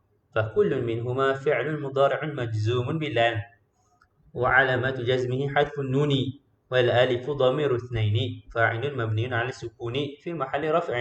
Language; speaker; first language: Arabic; non-native, fluent; Malay